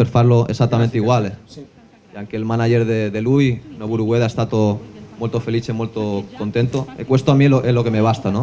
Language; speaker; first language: Italian; non-native, fluent; Spanish